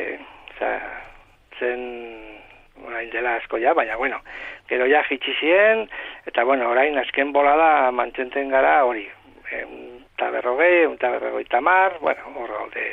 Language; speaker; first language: Basque; non-native, local second language; Spanish